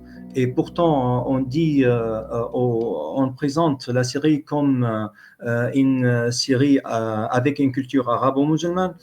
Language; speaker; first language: French; non-native, fluent; Arabic